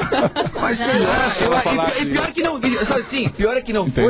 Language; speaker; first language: Portuguese; native; Portuguese